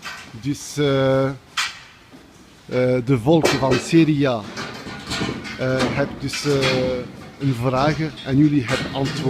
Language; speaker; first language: Dutch; non-native, learner; French